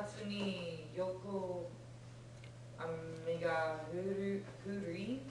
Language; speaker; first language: Japanese; non-native, learner; English